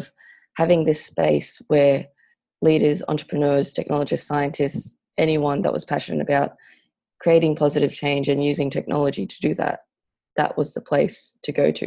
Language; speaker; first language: English; non-native, local second language; Filipino